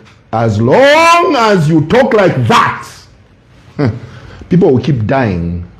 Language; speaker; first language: English; non-native, local second language; Bemba